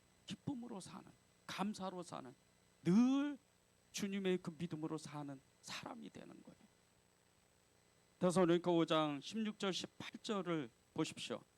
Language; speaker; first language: Korean; native; Korean